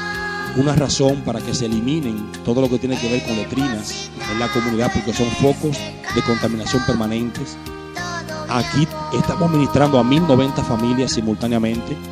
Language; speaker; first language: Spanish; native; Spanish